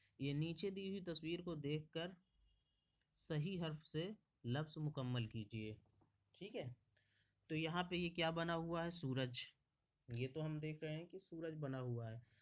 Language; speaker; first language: Hindi; native; Hindi